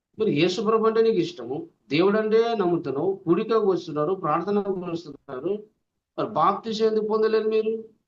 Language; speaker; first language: Telugu; non-native, local second language; Lambadi